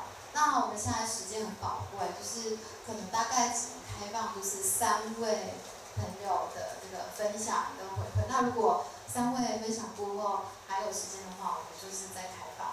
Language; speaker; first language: Chinese; native; Chinese